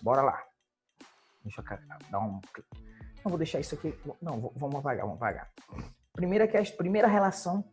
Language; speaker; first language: Portuguese; native; Portuguese